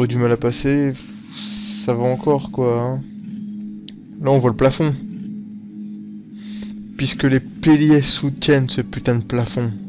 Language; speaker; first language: French; native; French